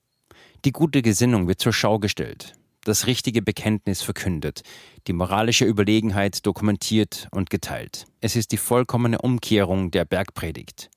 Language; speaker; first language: German; native; German